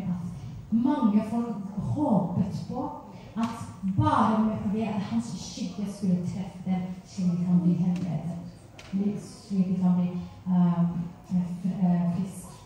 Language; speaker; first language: Norwegian; non-native, fluent; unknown